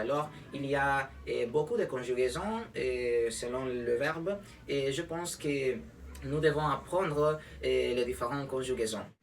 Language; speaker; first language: French; non-native, learner; Spanish